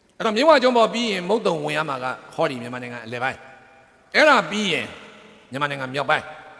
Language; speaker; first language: Burmese; native; Burmese